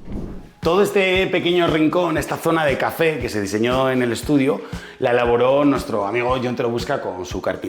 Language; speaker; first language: Spanish; native; Spanish